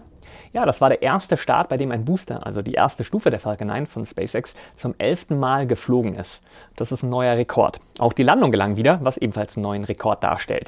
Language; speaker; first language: German; native; German